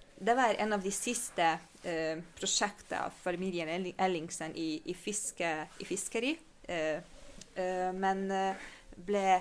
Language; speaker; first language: Norwegian; non-native, fluent; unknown